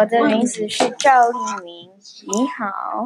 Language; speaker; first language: Chinese; non-native, learner; English